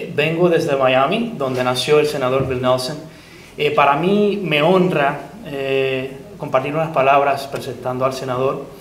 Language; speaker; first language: Spanish; early bilingual, other home language; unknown